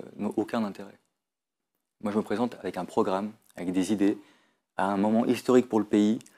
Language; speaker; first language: French; native; French